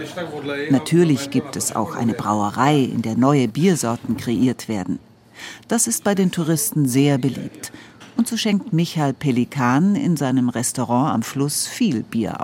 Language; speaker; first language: German; native; German